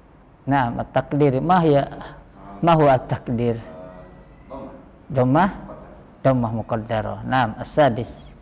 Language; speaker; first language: Arabic; non-native, fluent; Indonesian